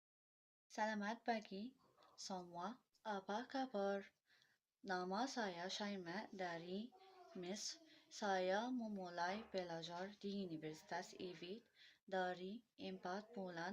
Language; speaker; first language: Indonesian; non-native, learner; Arabic